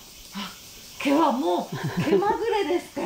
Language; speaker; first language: Japanese; native; Japanese